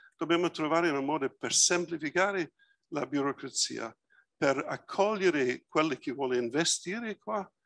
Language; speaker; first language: Italian; early bilingual, heritage; Italian